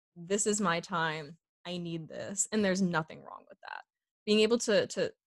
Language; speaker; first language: English; native; English